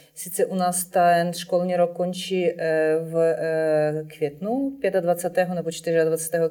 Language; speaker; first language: Czech; non-native, fluent; Russian